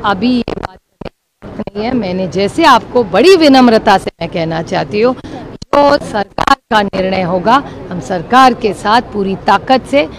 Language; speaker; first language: Hindi; non-native, local second language; Marathi